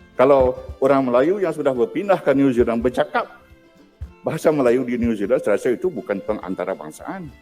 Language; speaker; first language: Malay; non-native, local second language; Iban